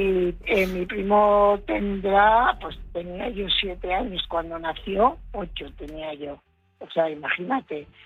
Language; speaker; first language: Spanish; native; Spanish